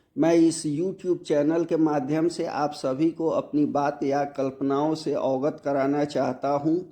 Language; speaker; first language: Hindi; native; Hindi